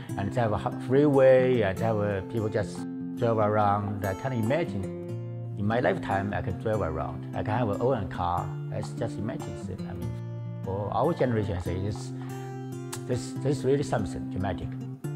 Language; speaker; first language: English; non-native, fluent; Chinese